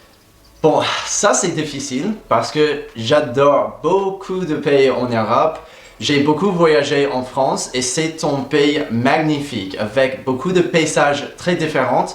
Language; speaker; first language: French; non-native, fluent; English